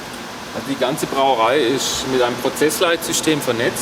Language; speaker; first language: German; native; German